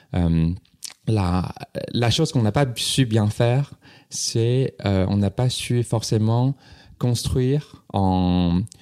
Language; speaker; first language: French; non-native, fluent; Chinese